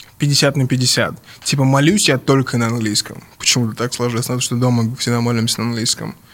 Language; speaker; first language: Russian; early bilingual, other home language; English